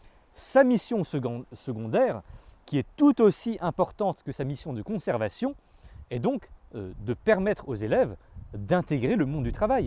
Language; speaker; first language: French; native; French